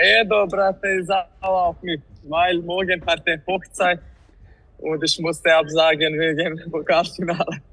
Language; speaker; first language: German; non-native, fluent; Serbian